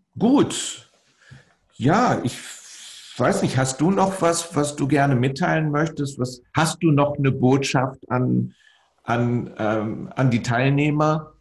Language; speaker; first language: German; native; German